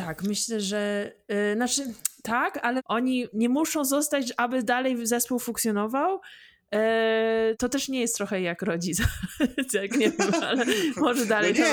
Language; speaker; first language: Polish; early bilingual, heritage; English